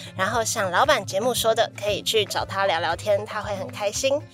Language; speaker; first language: Chinese; native; Chinese